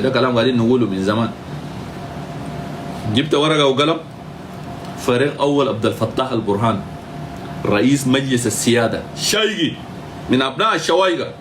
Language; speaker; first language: Arabic; native; Arabic